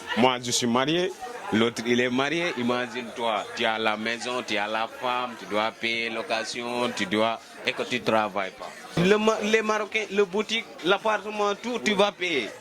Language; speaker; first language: French; non-native, local second language; Wolof